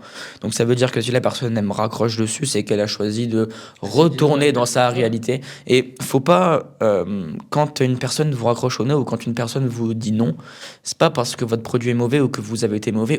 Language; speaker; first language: French; native; French